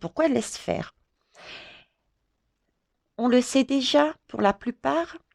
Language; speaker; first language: French; native; French